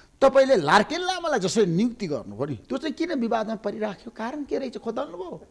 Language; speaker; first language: Nepali; native; Nepali